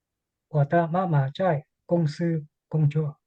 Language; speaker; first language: Chinese; non-native, learner; English